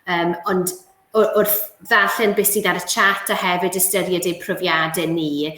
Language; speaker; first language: Welsh; native; Welsh